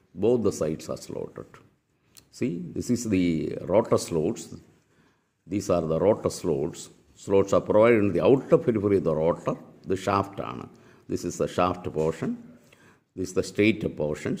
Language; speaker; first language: English; non-native, local second language; Malayalam